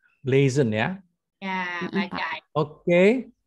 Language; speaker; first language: Dutch; non-native, fluent; Indonesian